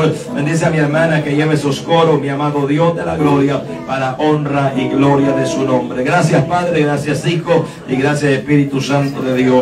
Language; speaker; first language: Spanish; native; Spanish